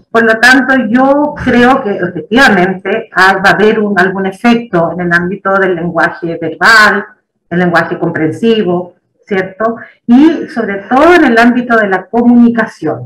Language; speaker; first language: Spanish; native; Spanish